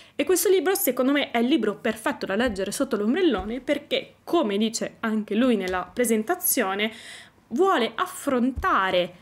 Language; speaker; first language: Italian; native; Italian